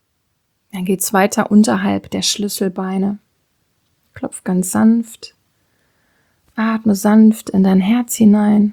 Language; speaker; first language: German; native; German